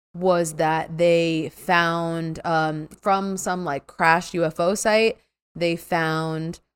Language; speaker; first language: English; native; English